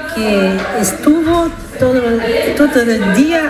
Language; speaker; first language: Spanish; non-native, learner; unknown